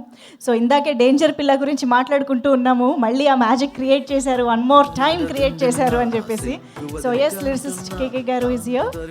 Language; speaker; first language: Telugu; native; Telugu